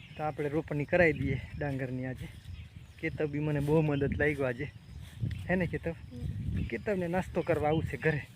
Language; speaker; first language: Gujarati; native; Gujarati